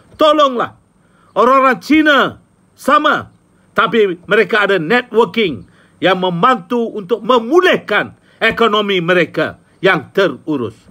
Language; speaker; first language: Malay; non-native, local second language; Tamil